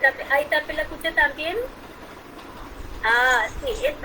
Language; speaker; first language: Spanish; non-native, fluent; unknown